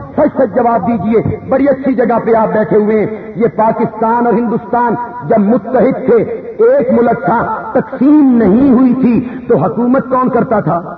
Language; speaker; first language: Urdu; non-native, local second language; Punjabi